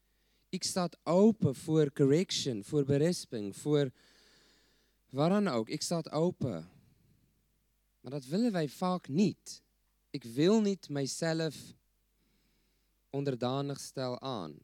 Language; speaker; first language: Dutch; non-native, fluent; English